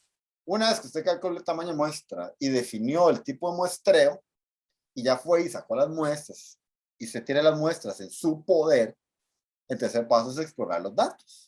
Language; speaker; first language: Spanish; native; Spanish